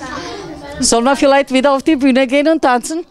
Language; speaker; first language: German; non-native, learner; Croatian